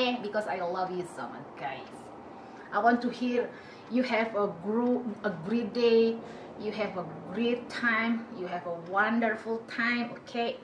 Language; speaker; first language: English; non-native, learner; Indonesian